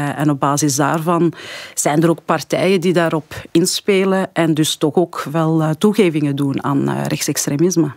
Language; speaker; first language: Dutch; early bilingual, other home language; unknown